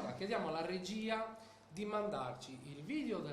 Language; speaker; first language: Italian; native; Italian